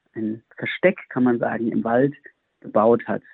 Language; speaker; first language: German; native; German